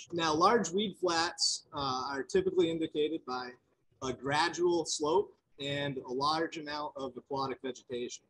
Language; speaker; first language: English; native; English